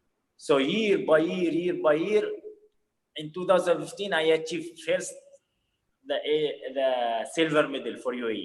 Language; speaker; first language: English; non-native, fluent; Arabic